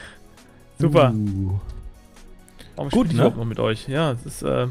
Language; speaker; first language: German; native; German